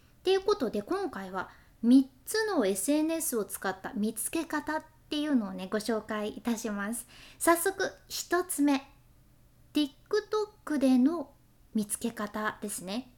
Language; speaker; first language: Japanese; native; Japanese